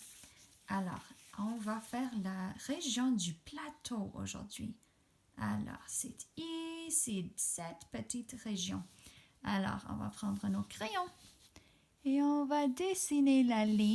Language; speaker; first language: French; non-native, fluent; English